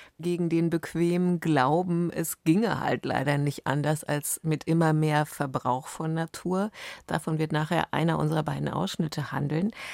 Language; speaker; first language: German; native; German